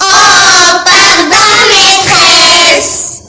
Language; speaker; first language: French; non-native, learner; Arabic